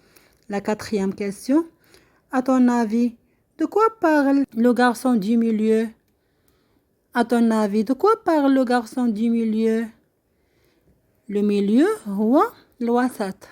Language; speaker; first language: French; non-native, local second language; Arabic